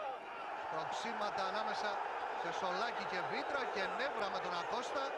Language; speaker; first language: Greek; native; Greek